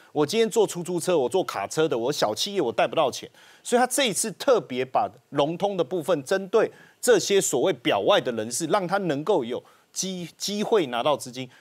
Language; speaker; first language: Chinese; native; Chinese